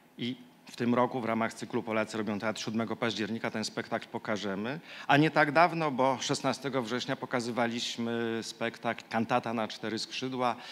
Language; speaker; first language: Polish; native; Polish